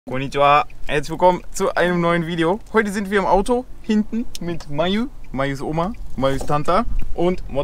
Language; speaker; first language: German; native; German